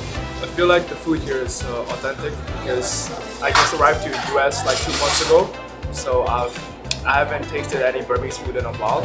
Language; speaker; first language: English; non-native, fluent; Burmese